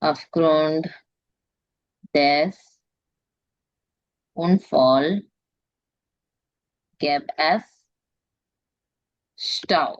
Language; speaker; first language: German; non-native, learner; Tamil